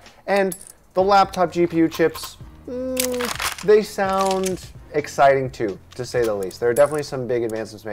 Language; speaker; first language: English; native; English